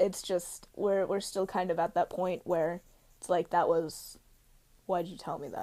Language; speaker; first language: English; native; English